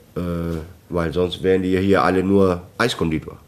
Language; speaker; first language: German; non-native, fluent; Italian